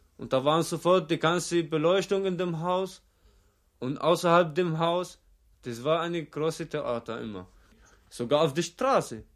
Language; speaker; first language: German; non-native, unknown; Arabic